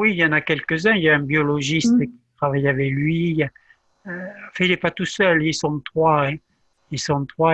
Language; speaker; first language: French; native; French